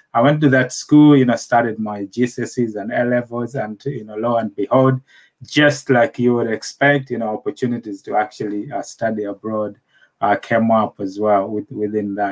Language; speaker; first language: English; non-native, local second language; Nyanja